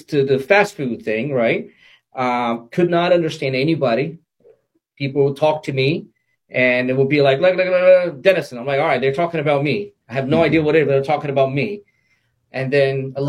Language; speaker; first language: English; non-native, fluent; Portuguese